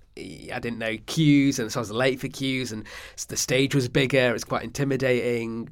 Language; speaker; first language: English; native; English